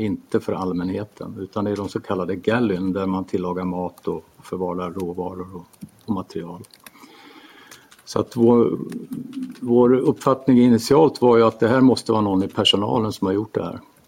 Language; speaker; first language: Swedish; native; Swedish